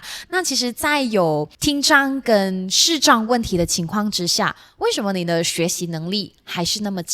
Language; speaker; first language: Chinese; non-native, local second language; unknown